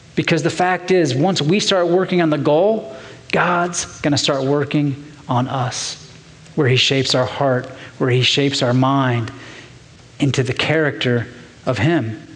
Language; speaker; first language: English; native; English